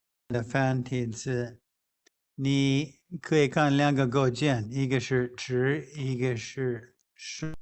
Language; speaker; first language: Chinese; non-native, fluent; English